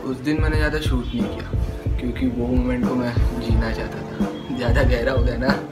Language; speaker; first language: Hindi; non-native, local second language; Marathi